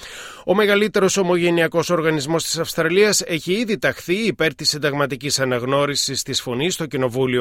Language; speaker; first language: Greek; native; Greek